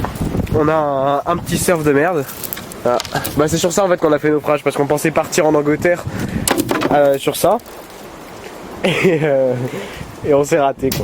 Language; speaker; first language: French; native; French